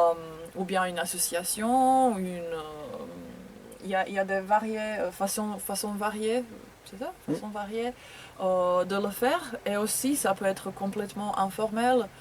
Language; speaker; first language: French; non-native, fluent; Croatian